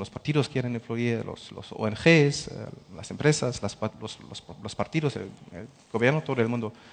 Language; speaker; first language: Spanish; non-native, fluent; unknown